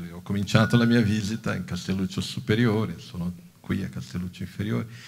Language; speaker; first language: Italian; non-native, fluent; Portuguese